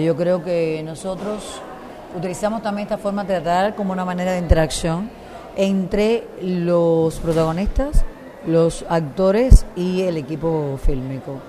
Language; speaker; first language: Spanish; native; Spanish